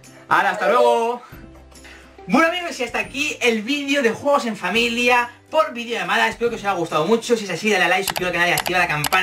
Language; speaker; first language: Spanish; native; Spanish